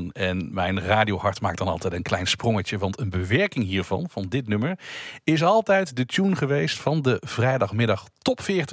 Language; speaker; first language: Dutch; native; Dutch